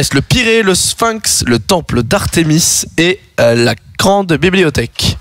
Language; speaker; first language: French; native; French